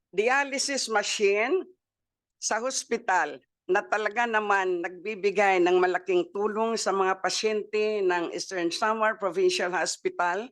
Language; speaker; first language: English; non-native, local second language; Waray